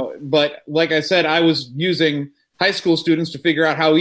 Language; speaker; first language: English; native; English